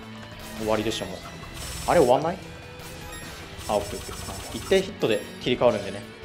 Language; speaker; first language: Japanese; native; Japanese